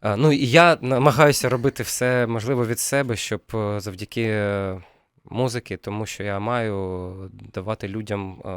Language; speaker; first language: Ukrainian; non-native, local second language; Russian